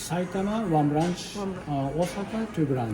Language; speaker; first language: English; non-native, learner; Japanese